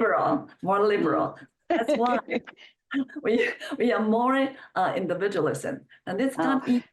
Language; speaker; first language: English; non-native, fluent; Chinese